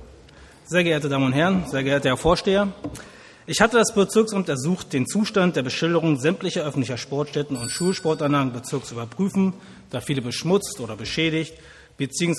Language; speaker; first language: German; native; German